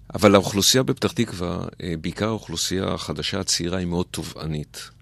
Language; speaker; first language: Hebrew; native; Hebrew